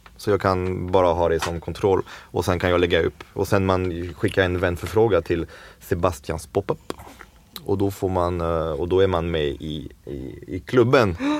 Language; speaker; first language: Swedish; non-native, fluent; French